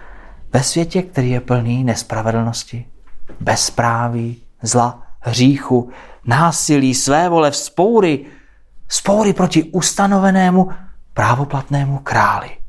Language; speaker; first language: Czech; native; Czech